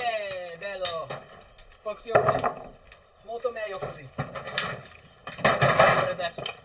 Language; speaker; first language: Italian; non-native, learner; English